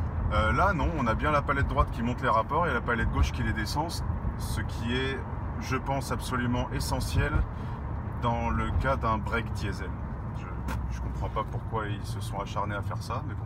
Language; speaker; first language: French; native; French